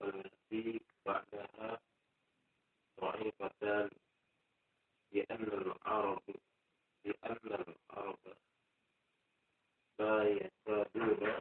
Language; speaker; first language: Arabic; non-native, learner; Indonesian